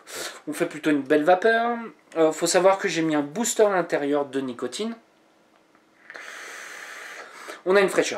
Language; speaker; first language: French; native; French